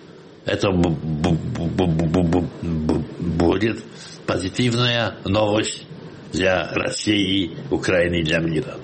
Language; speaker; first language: Russian; non-native, fluent; Polish